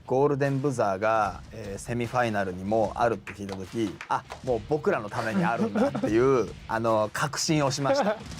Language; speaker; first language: Japanese; native; Japanese